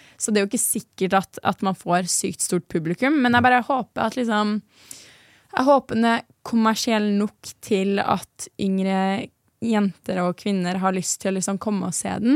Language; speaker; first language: Norwegian; native; Norwegian